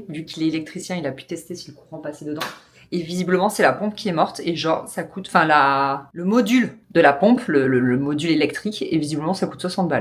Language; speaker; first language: French; native; French